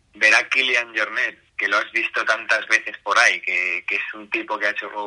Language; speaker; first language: Spanish; native; Spanish